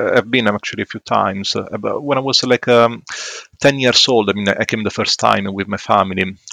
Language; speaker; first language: English; non-native, fluent; Italian